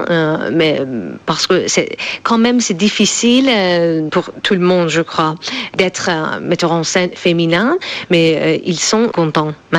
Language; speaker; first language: French; non-native, learner; Persian